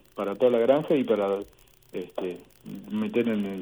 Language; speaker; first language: Spanish; native; Spanish